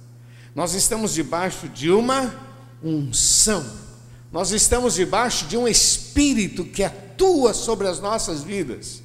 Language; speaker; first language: Portuguese; native; Portuguese